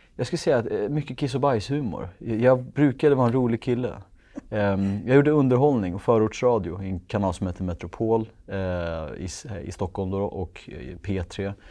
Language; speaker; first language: Swedish; early bilingual, other home language; Kurdish